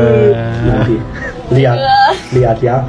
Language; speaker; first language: Indonesian; non-native, fluent; Hungarian